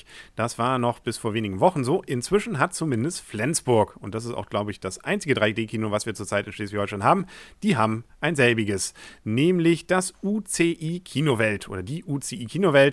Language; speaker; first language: German; native; German